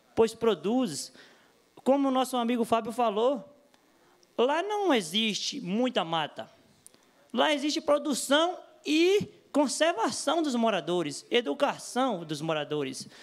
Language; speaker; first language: Portuguese; native; Portuguese